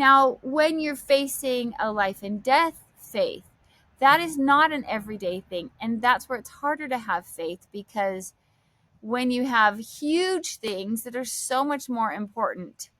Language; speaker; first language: English; native; English